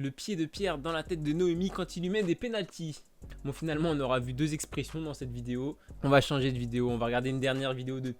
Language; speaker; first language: French; native; French